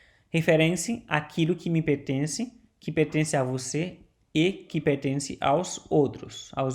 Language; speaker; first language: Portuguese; non-native, learner; Haitian Creole